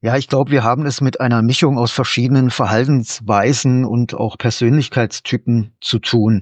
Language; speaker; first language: German; native; German